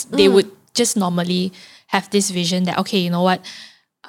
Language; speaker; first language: English; non-native, local second language; Cantonese